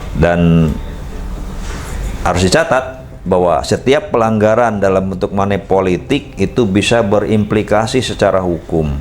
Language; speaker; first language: Indonesian; native; Indonesian